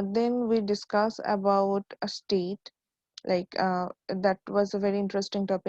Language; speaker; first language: English; non-native, local second language; Bangla